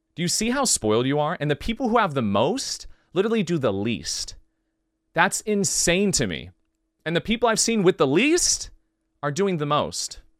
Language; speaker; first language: English; native; English